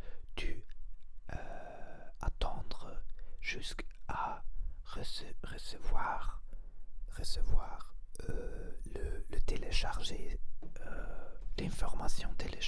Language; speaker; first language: French; non-native, learner; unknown